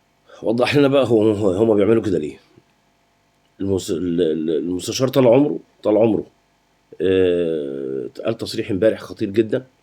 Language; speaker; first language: Arabic; native; Arabic